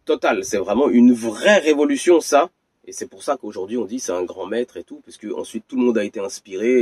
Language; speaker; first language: French; native; French